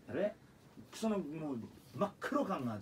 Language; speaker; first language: Japanese; native; Japanese